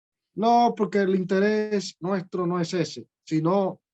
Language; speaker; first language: Spanish; native; Spanish